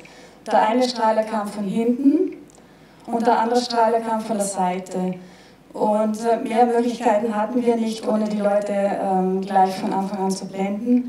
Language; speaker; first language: German; native; German